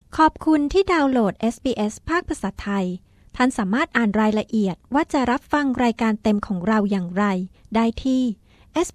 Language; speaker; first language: Thai; native; Thai